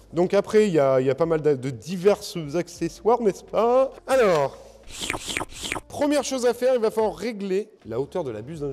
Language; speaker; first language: French; native; French